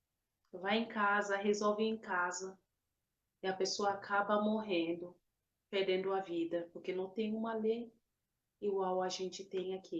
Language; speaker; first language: Portuguese; non-native, fluent; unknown